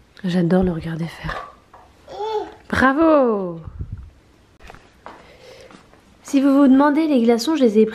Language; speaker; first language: French; native; French